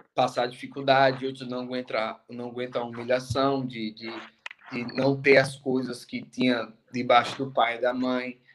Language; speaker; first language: Portuguese; native; Portuguese